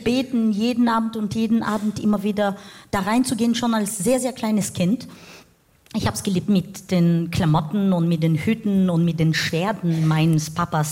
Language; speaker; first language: German; non-native, fluent; Bulgarian